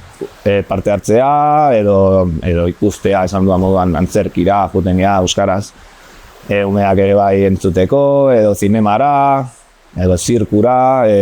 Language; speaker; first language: Basque; non-native, local second language; Spanish